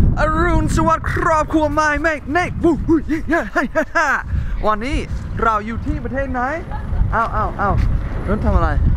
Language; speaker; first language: Thai; non-native, fluent; English